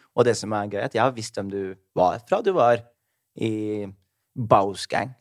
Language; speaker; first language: Norwegian; early bilingual, other home language; Somali